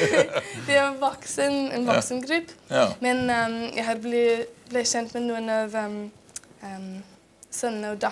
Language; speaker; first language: Norwegian; non-native, fluent; English